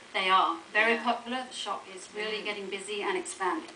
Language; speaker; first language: English; native; English